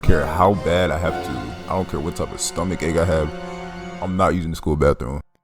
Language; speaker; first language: English; native; English